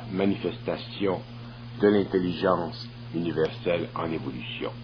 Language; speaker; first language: French; native; French